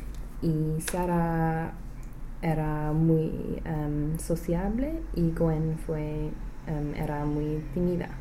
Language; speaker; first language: Spanish; non-native, learner; English